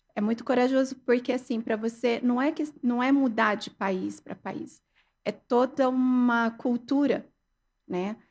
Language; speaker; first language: Portuguese; early bilingual, other home language; Arabic